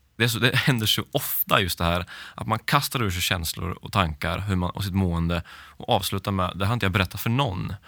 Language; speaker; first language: Swedish; native; Swedish